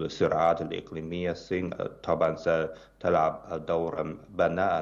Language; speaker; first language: Arabic; non-native, fluent; Chinese